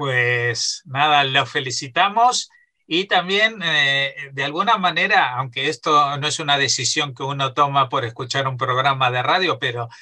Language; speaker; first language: Spanish; native; Spanish